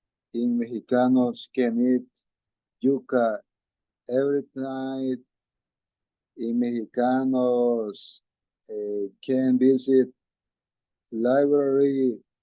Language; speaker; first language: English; non-native, learner; Spanish